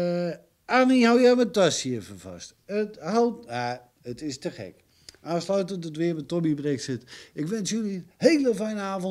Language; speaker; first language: Dutch; native; Dutch